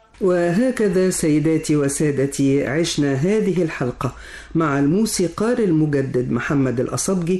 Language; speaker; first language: Arabic; native; Arabic